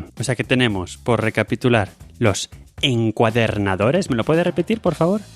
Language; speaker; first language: Spanish; native; Spanish